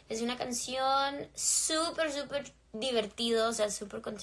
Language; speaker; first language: Spanish; early bilingual, heritage; English